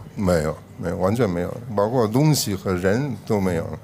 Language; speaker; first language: Chinese; non-native, fluent; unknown